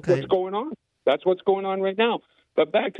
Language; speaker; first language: English; native; English